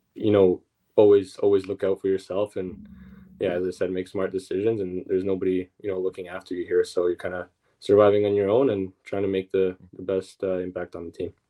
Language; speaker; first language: English; early bilingual, other home language; Russian